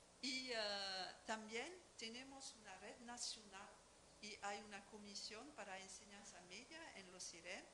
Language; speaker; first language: Spanish; non-native, fluent; French